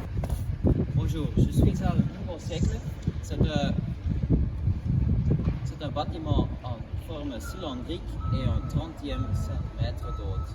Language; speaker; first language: French; non-native, learner; Dutch